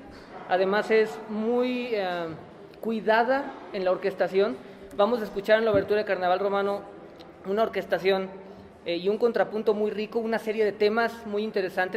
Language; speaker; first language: Spanish; native; Spanish